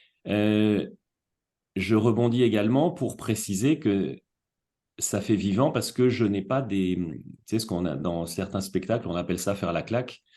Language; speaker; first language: French; native; French